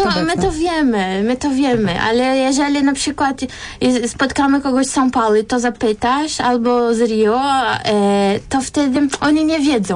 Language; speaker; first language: Polish; non-native, fluent; Portuguese